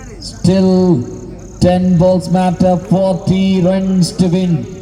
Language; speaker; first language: English; non-native, local second language; Malayalam